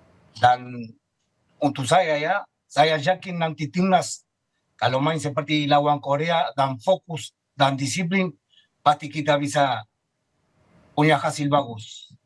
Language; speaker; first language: Indonesian; non-native, fluent; Spanish